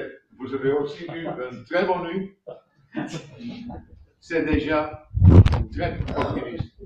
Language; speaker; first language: French; non-native, fluent; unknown